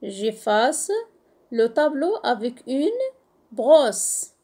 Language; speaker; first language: French; non-native, local second language; Arabic